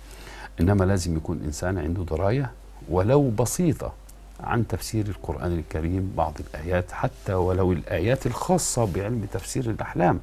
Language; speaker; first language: Arabic; native; Arabic